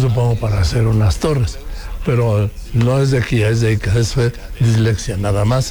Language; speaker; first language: Spanish; native; Spanish